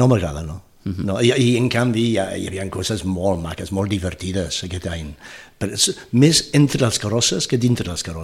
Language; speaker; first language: Catalan; non-native, fluent; English